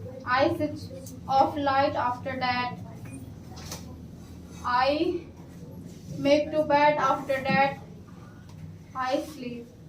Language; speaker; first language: English; non-native, learner; Hindi